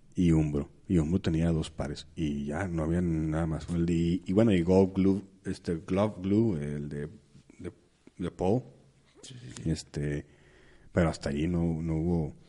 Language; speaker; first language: Spanish; native; Spanish